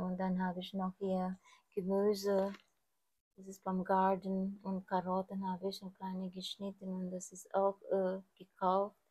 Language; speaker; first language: German; non-native, learner; Filipino